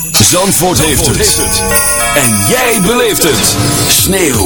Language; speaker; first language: Dutch; native; Dutch